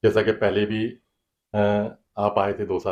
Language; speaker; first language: Hindi; native; Hindi